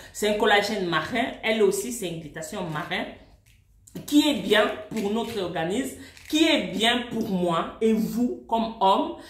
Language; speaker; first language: French; non-native, local second language; Swahili